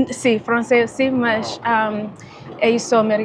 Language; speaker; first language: Portuguese; non-native, learner; English